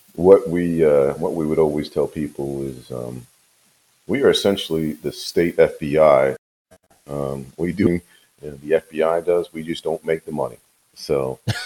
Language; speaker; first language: English; native; English